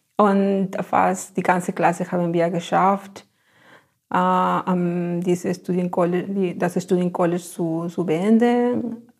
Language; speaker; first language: German; non-native, fluent; Spanish